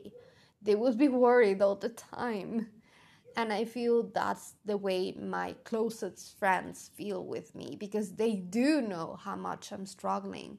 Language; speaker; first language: English; non-native, fluent; Spanish